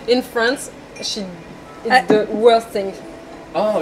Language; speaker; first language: English; non-native, learner; French